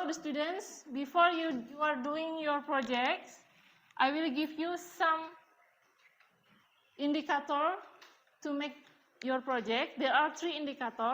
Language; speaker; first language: English; non-native, learner; Indonesian